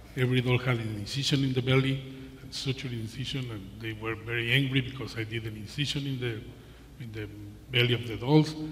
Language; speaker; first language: English; non-native, learner; Spanish